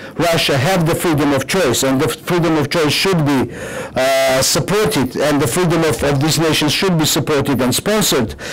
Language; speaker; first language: English; non-native, fluent; Georgian